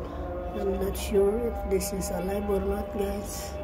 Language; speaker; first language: English; non-native, learner; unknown